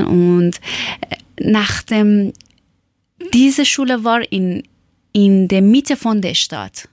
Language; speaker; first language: German; non-native, learner; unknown